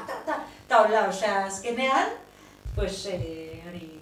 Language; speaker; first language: Basque; non-native, local second language; Spanish